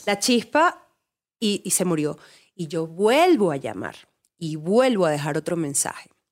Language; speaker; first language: Spanish; native; Spanish